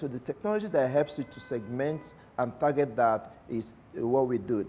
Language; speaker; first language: English; non-native, local second language; Igbo